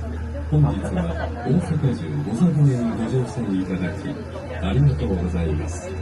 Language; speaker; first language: Japanese; native; Japanese